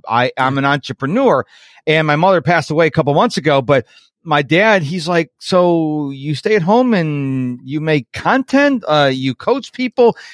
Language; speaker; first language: English; native; English